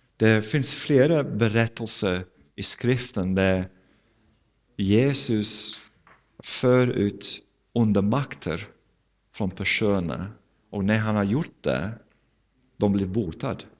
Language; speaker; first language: Swedish; non-native, fluent; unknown